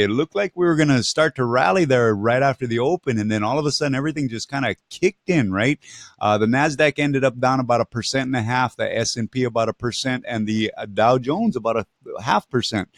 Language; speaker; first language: English; native; English